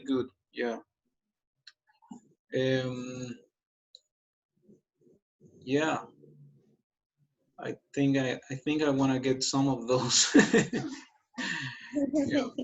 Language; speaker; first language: English; non-native, fluent; Spanish